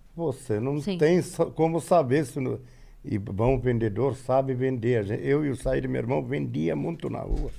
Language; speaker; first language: Portuguese; non-native, learner; Arabic